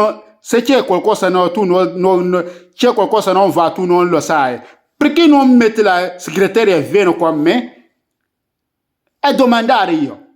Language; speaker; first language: Italian; non-native, learner; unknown